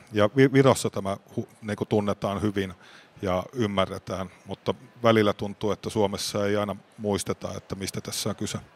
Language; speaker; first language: Finnish; native; Finnish